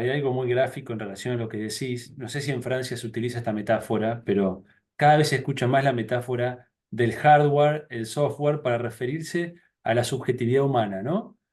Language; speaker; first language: Spanish; native; Spanish